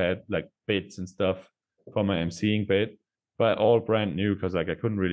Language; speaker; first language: English; non-native, fluent; German